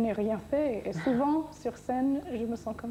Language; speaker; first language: French; non-native, fluent; English